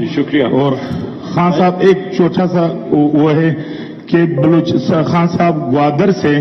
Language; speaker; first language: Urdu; non-native, local second language; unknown